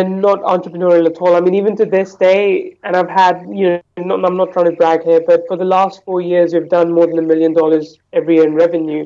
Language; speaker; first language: English; non-native, local second language; Hindi